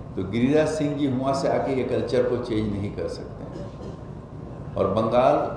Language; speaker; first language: Hindi; non-native, local second language; Bangla